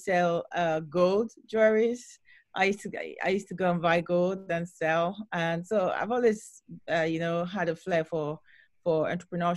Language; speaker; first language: English; non-native, local second language; Yoruba